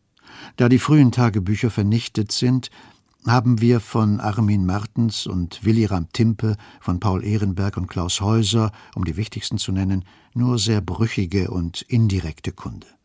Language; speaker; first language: German; native; German